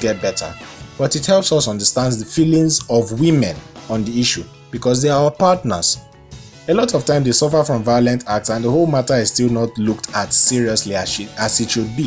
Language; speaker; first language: English; non-native, local second language; Igbo